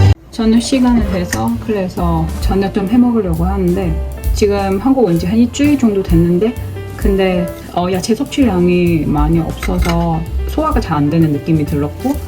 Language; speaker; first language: Korean; non-native, fluent; Chinese